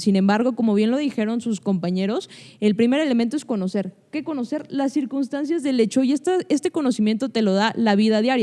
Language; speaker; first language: Spanish; native; Spanish